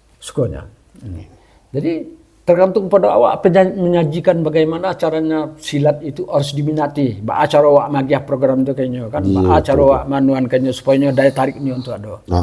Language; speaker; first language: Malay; non-native, local second language; Minangkabau